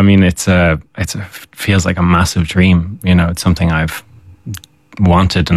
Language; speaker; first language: English; native; English